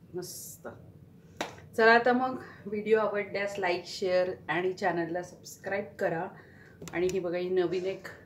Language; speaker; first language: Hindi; non-native, local second language; Marathi